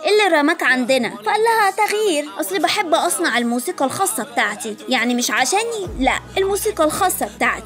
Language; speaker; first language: Arabic; native; Arabic